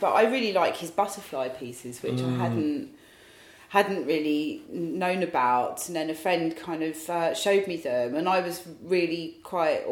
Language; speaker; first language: English; native; English